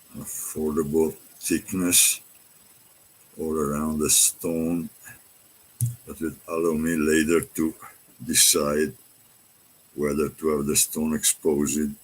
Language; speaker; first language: English; non-native, fluent; Italian